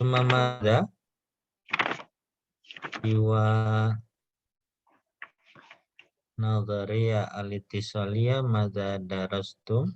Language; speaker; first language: Arabic; non-native, fluent; Indonesian